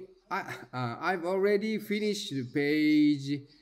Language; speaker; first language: English; non-native, learner; Japanese